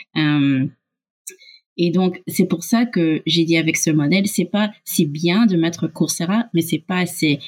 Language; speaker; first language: French; early bilingual, heritage; English